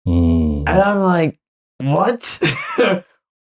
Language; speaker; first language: English; native; English